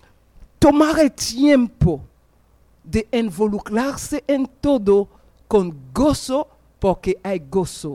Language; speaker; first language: Spanish; non-native, fluent; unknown